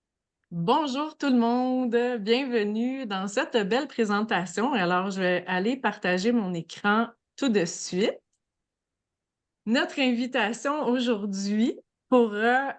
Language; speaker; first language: French; native; French